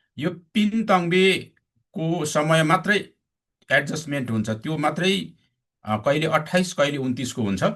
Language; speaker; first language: Nepali; non-native, local second language; Limbu